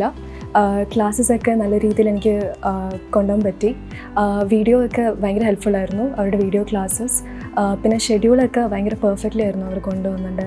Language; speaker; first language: Malayalam; early bilingual, other home language; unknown